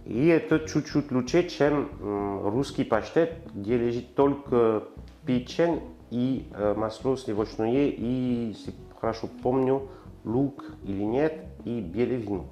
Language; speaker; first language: Russian; non-native, learner; French